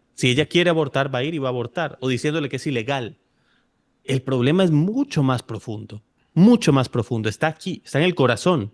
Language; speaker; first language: Spanish; native; Spanish